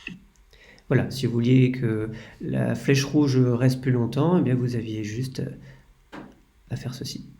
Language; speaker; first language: French; native; French